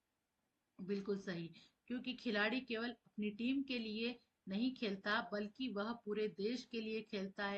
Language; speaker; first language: Hindi; native; Hindi